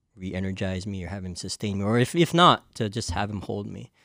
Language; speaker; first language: English; native; English